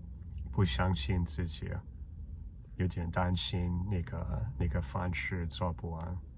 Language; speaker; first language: Chinese; non-native, fluent; English